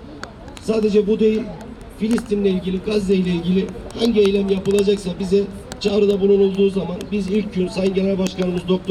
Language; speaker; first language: Turkish; native; Turkish